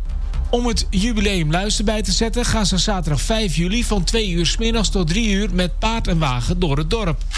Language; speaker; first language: Dutch; native; Dutch